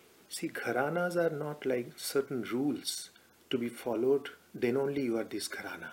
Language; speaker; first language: English; non-native, local second language; Bangla